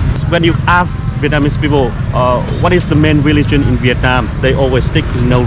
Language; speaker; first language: English; non-native, fluent; Vietnamese